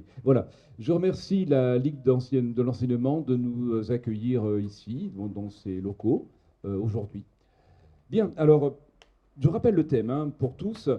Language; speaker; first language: French; native; French